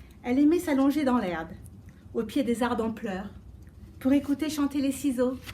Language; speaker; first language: French; native; French